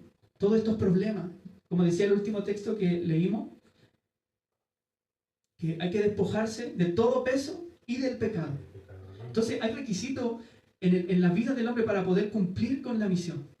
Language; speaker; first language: Spanish; native; Spanish